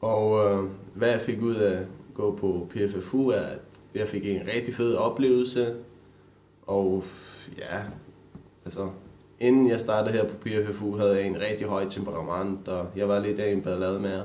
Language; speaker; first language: Danish; early bilingual, other home language; Romanian